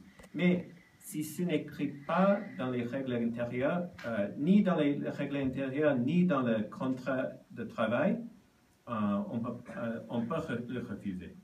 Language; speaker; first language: French; non-native, learner; Japanese